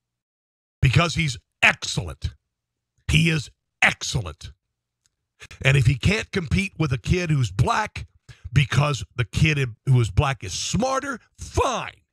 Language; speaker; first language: English; native; English